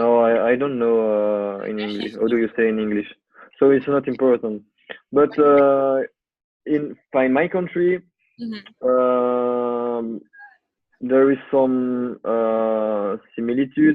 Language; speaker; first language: English; non-native, learner; French